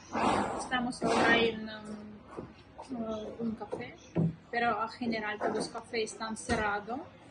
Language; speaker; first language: Spanish; non-native, learner; Russian